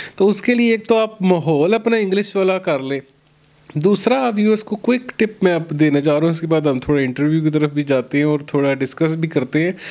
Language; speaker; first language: Urdu; non-native, local second language; Punjabi